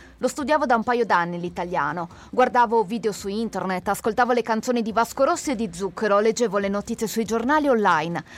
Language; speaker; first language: Italian; native; Italian